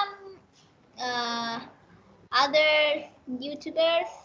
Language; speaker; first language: English; non-native, learner; Vietnamese